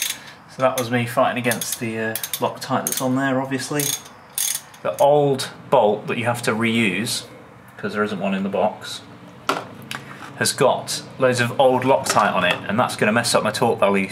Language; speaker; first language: English; native; English